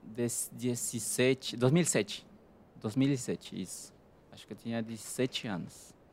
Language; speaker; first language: Portuguese; non-native, fluent; Spanish